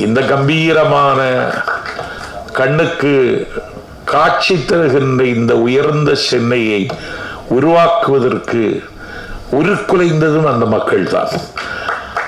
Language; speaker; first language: Tamil; native; Tamil